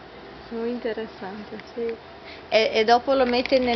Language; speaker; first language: Spanish; non-native, learner; Italian